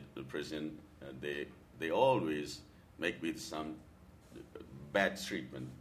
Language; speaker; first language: English; non-native, learner; Burmese